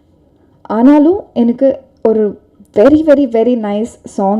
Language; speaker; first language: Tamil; non-native, learner; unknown